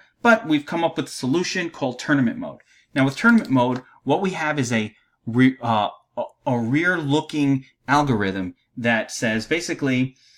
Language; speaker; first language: English; native; English